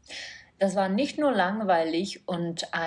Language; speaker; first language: German; non-native, fluent; Czech